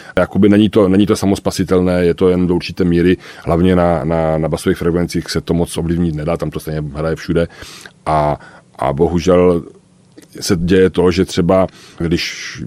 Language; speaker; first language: Czech; native; Czech